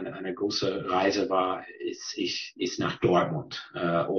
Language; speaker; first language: German; non-native, fluent; English